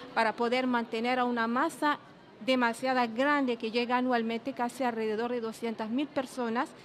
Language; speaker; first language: Spanish; non-native, fluent; Arabic